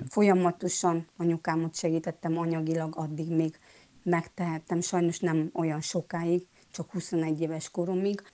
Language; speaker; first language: Hungarian; non-native, local second language; Romanian